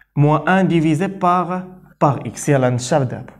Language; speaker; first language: French; non-native, local second language; Arabic